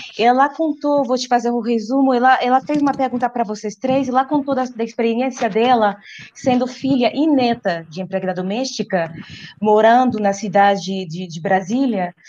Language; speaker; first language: Portuguese; non-native, fluent; French